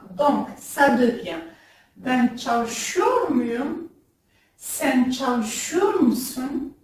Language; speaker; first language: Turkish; non-native, fluent; French